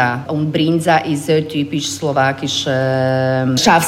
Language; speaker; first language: German; non-native, fluent; Slovak